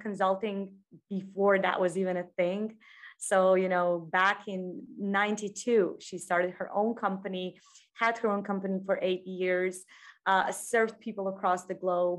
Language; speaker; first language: English; non-native, fluent; Croatian